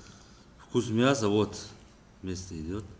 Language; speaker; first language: Russian; non-native, local second language; Uzbek